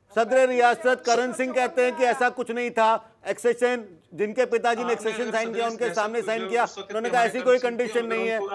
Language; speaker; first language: Hindi; native; Hindi